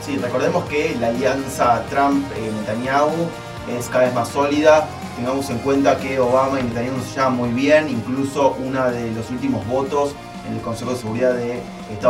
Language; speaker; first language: Spanish; native; Spanish